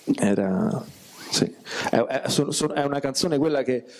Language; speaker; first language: Italian; native; Italian